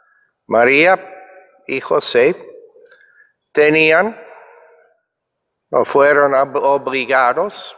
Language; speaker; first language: Spanish; non-native, fluent; English